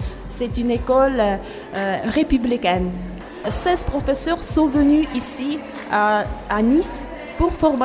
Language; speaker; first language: French; non-native, fluent; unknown